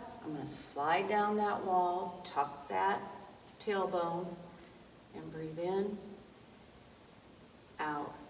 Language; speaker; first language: English; native; English